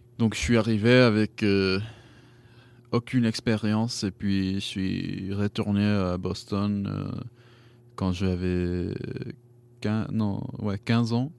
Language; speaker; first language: French; non-native, fluent; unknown